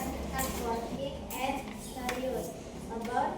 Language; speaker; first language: English; non-native, learner; Indonesian